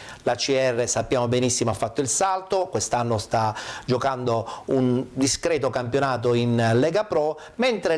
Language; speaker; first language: Italian; native; Italian